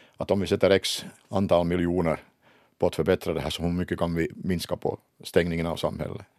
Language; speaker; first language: Swedish; native; Swedish